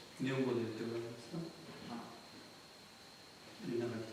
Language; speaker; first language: Japanese; non-native, fluent; Korean